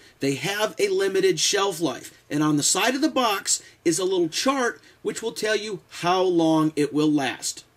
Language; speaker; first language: English; native; English